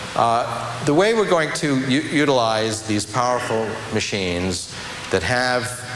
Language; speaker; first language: English; native; English